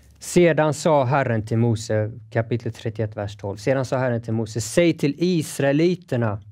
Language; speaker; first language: Swedish; native; Swedish